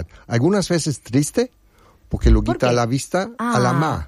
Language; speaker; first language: Spanish; non-native, learner; German